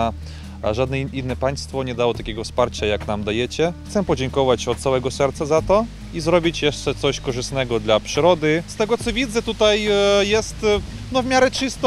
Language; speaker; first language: Polish; non-native, fluent; Ukrainian